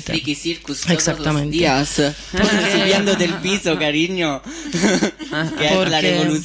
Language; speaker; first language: Spanish; non-native, fluent; Italian